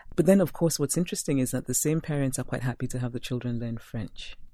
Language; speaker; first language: English; non-native, local second language; Igbo